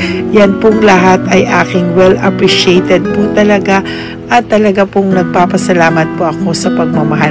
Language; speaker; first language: Filipino; native; Filipino